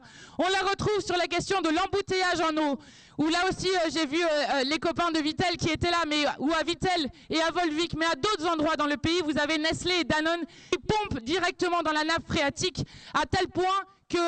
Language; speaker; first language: French; native; French